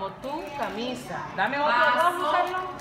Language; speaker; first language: Spanish; native; Spanish